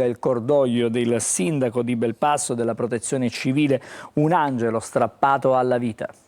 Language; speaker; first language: Italian; native; Italian